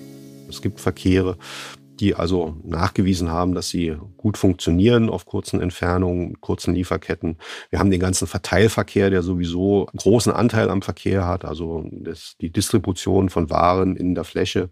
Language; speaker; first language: German; native; German